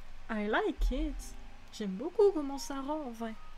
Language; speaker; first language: French; native; French